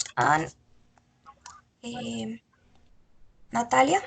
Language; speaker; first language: English; non-native, learner; Spanish